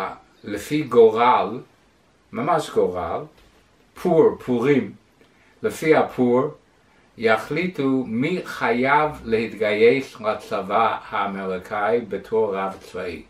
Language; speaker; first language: Hebrew; non-native, fluent; English